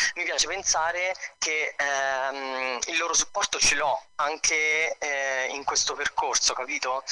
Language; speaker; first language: Italian; native; Italian